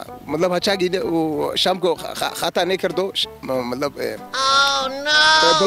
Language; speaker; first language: Hindi; non-native, learner; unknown